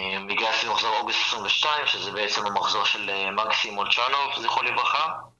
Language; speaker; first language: Hebrew; native; Hebrew